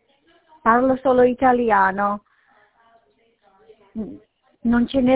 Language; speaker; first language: Italian; non-native, learner; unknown